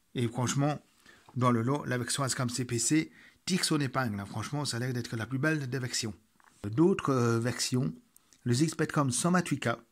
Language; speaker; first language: French; native; French